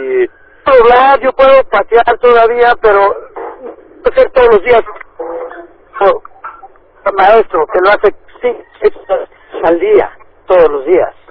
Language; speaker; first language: Spanish; early bilingual, heritage; Spanish